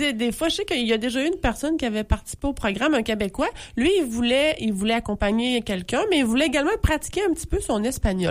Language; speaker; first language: French; native; French